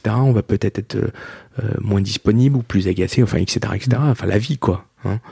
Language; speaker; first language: French; native; French